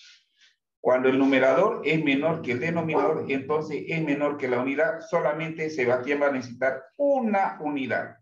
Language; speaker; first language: Spanish; native; Spanish